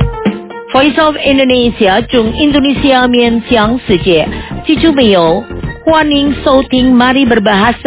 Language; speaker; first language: Chinese; non-native, fluent; Indonesian